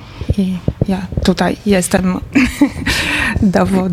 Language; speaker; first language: Polish; non-native, fluent; Romanian